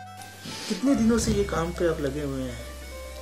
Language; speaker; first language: Hindi; native; Hindi